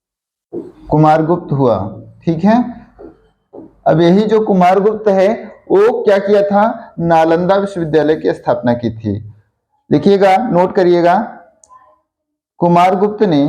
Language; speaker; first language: Hindi; native; Hindi